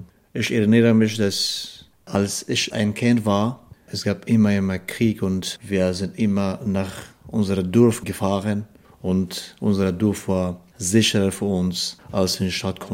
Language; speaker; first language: German; non-native, learner; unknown